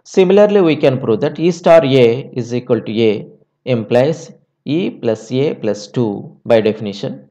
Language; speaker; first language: English; non-native, local second language; Telugu